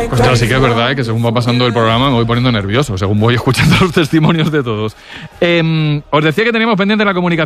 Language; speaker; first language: Spanish; native; Spanish